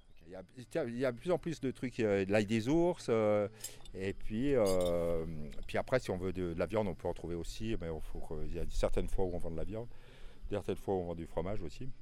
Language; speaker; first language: French; native; French